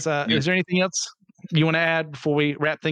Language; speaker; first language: English; native; English